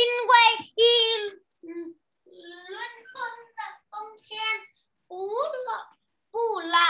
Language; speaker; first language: Chinese; non-native, learner; Vietnamese